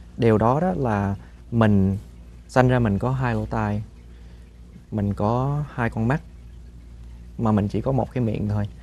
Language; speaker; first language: Vietnamese; early bilingual, heritage; Vietnamese